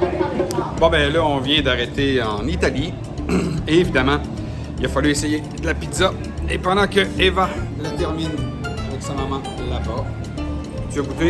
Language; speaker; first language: French; native; French